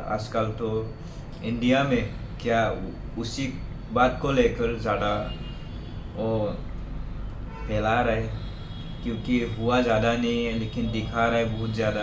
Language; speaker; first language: Hindi; non-native, local second language; Bodo